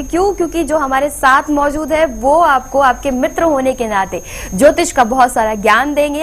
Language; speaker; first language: Hindi; native; Hindi